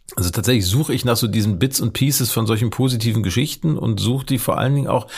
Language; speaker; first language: German; native; German